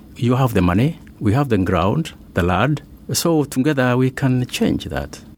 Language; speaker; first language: English; non-native, local second language; Meru